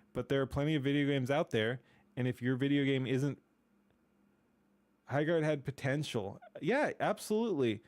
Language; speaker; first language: English; native; English